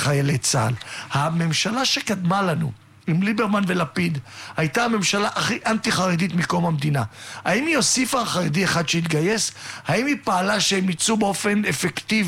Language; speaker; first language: Hebrew; native; Hebrew